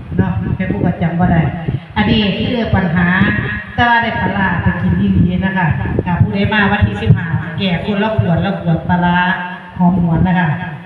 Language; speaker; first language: Thai; native; Thai